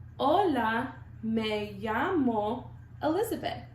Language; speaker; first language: Spanish; non-native, learner; English